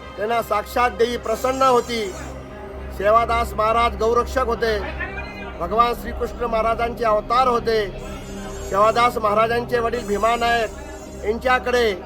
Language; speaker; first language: Marathi; non-native, local second language; Lambadi